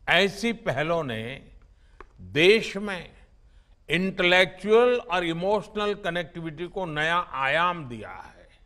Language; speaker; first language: Hindi; non-native, local second language; Gujarati